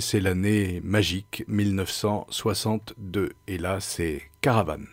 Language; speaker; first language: French; native; French